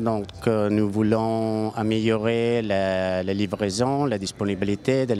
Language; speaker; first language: French; non-native, learner; Italian